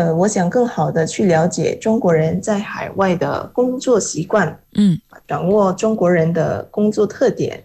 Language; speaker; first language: Chinese; non-native, fluent; Indonesian